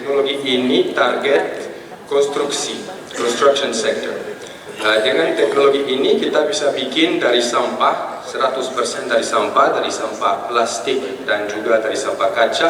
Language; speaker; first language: Indonesian; non-native, fluent; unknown